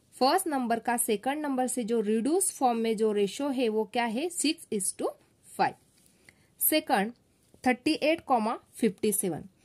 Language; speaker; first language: Hindi; non-native, local second language; Marathi